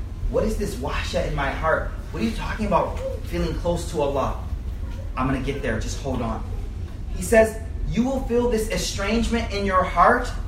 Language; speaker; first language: English; native; English